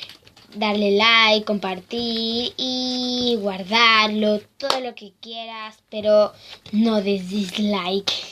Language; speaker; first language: Spanish; native; Spanish